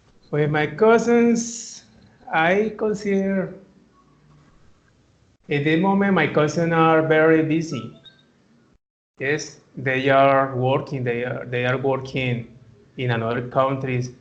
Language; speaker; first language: English; non-native, learner; Spanish